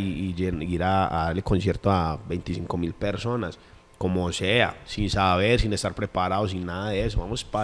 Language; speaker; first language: Spanish; native; Spanish